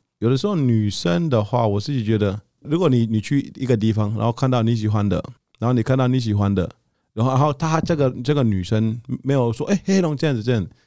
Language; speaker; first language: Chinese; non-native, fluent; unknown